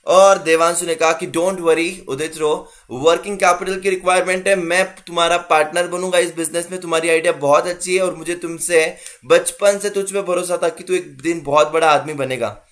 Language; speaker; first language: Hindi; non-native, local second language; Marathi